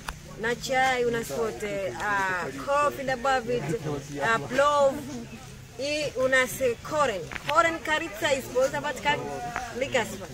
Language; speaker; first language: Russian; non-native, learner; Swahili